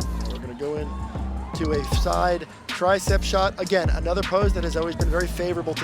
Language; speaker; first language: English; native; English